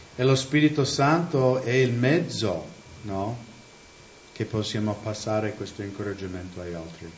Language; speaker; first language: Italian; non-native, fluent; English